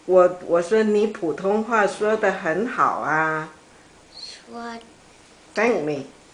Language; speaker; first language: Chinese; non-native, fluent; English